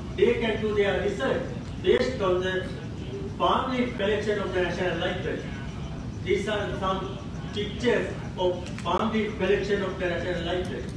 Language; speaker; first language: English; non-native, local second language; Sinhala